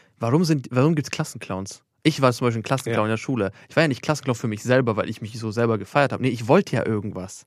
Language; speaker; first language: German; early bilingual, other home language; Albanian